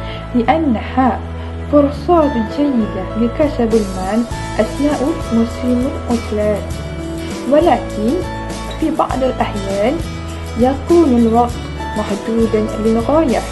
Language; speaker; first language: Arabic; non-native, learner; Malay